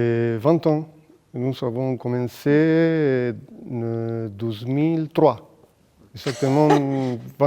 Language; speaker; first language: French; non-native, fluent; Spanish